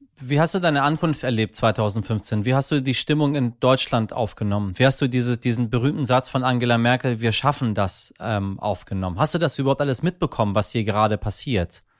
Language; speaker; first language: German; early bilingual, other home language; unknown